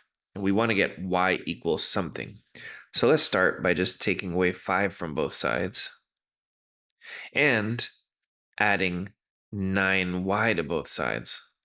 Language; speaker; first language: English; native; English